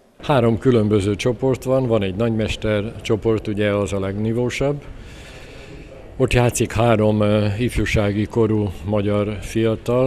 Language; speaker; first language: Hungarian; native; Hungarian